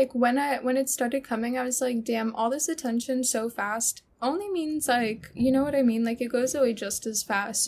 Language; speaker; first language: English; early bilingual, other home language; Russian